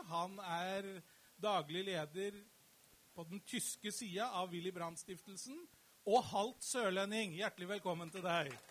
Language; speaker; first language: Norwegian; native; Norwegian